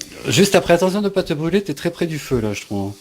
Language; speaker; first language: French; native; French